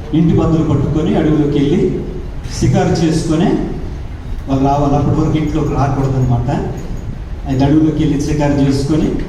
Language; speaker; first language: Telugu; non-native, local second language; Koya